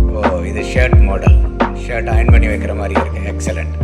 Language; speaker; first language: Tamil; native; Tamil